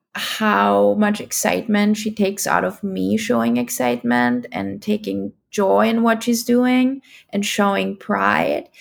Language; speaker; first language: English; non-native, fluent; German